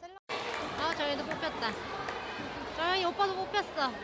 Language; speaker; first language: Korean; native; Korean